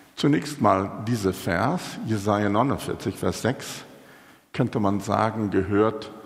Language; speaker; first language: German; non-native, fluent; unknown